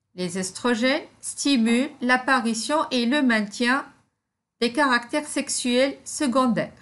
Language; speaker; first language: French; non-native, local second language; Arabic